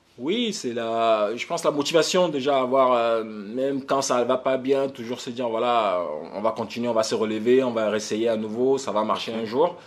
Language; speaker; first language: French; early bilingual, other home language; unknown